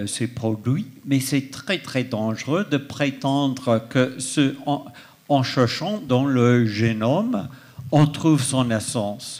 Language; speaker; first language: French; non-native, fluent; English